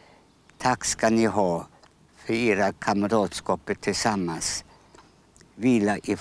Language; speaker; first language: Swedish; non-native, fluent; Polish